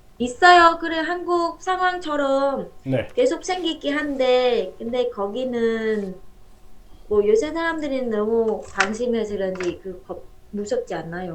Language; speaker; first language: Korean; non-native, learner; Vietnamese